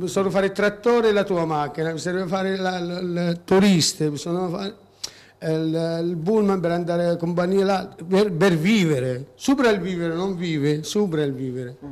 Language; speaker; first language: Italian; non-native, learner; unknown